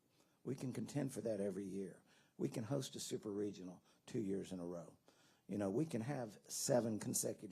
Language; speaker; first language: English; native; English